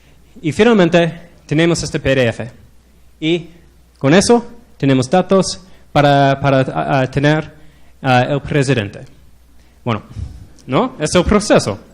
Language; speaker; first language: Spanish; non-native, learner; English